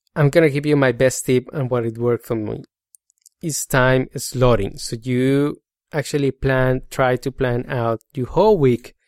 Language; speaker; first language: English; non-native, fluent; Spanish